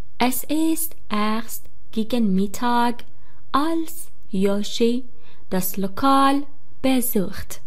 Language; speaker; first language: German; non-native, fluent; Persian